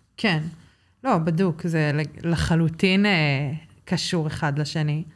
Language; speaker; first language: Hebrew; early bilingual, other home language; English